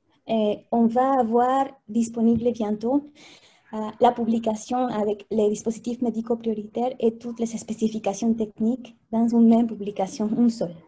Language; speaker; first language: French; non-native, fluent; Spanish